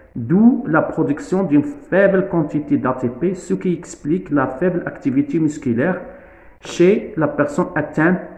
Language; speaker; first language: French; non-native, local second language; Arabic